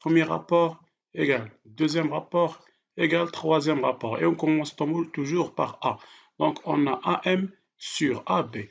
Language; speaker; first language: French; non-native, local second language; Arabic